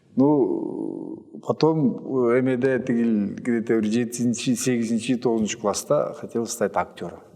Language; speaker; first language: Russian; non-native, local second language; Kyrgyz